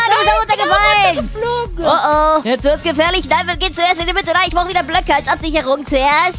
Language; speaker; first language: German; native; German